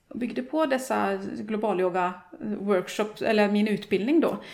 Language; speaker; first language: Swedish; non-native, fluent; Norwegian